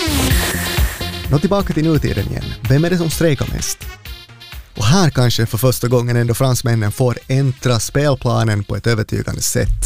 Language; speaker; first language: Swedish; native; Swedish